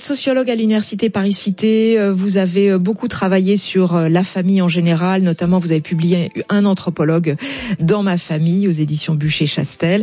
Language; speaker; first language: French; native; French